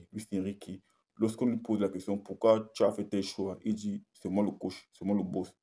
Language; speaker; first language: French; native; French